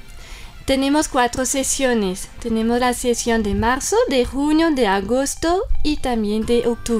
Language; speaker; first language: Spanish; non-native, fluent; French